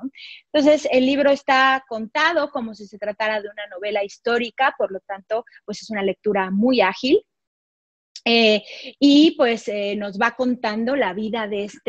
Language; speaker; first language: Spanish; native; Spanish